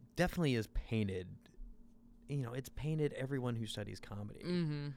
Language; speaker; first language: English; native; English